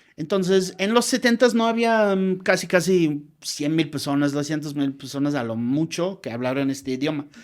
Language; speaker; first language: Spanish; non-native, fluent; English